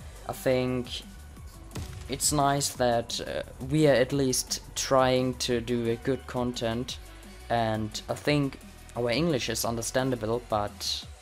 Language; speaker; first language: English; non-native, fluent; Swiss German